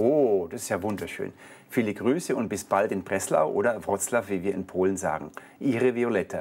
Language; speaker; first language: German; native; German